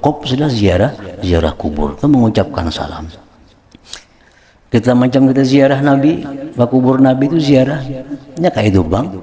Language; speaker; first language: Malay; non-native, local second language; Banjar